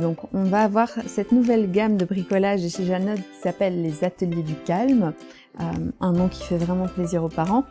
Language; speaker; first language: French; native; French